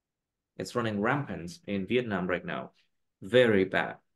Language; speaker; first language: English; non-native, fluent; Vietnamese